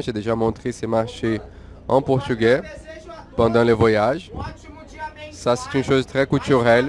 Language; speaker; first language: French; non-native, fluent; Portuguese